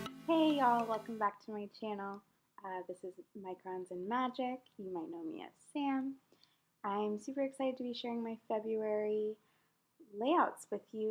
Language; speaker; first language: English; native; English